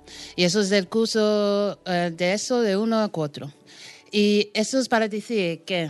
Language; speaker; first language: Spanish; non-native, fluent; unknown